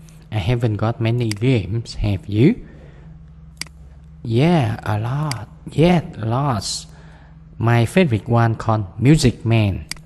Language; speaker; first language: English; non-native, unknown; Vietnamese